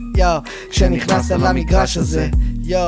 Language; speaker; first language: Hebrew; native; Hebrew